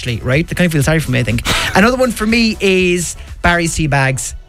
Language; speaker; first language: English; native; English